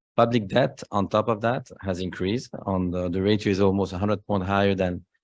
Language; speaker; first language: English; non-native, fluent; Spanish